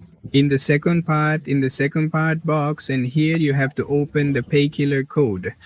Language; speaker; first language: English; non-native, learner; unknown